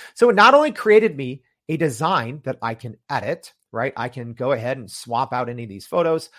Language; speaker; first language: English; native; English